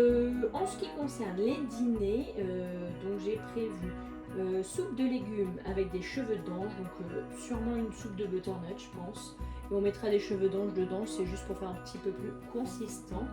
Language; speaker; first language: French; native; French